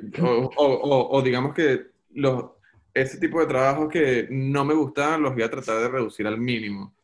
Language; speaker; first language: Spanish; native; Spanish